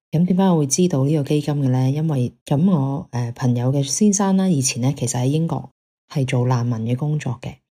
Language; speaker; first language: Cantonese; native; Cantonese